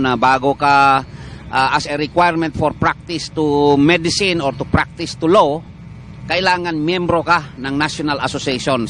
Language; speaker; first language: Filipino; native; Filipino